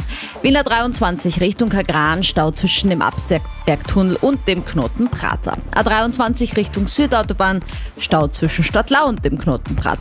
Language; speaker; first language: German; native; German